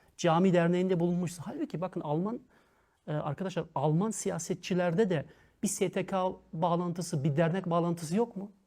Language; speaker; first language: Turkish; early bilingual, heritage; Turkish